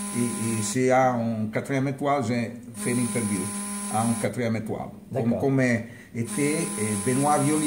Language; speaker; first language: French; non-native, learner; Italian